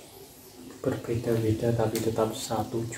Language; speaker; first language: Indonesian; non-native, local second language; Javanese